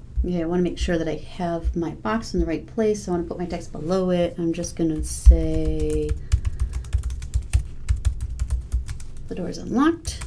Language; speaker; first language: English; native; English